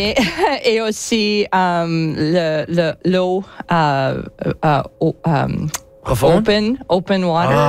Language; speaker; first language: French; non-native, learner; English